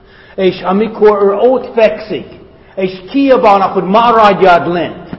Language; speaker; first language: Hungarian; non-native, fluent; English